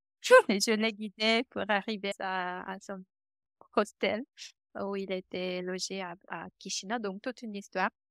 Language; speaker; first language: French; non-native, fluent; Romanian